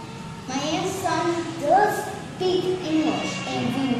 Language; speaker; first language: English; non-native, learner; Vietnamese